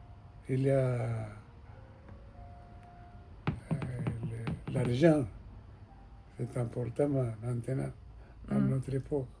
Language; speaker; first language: French; non-native, fluent; Spanish